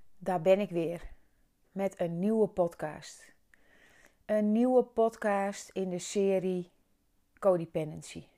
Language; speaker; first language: Dutch; non-native, local second language; Western Frisian